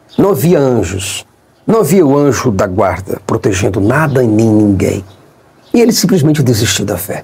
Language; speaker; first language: Portuguese; native; Portuguese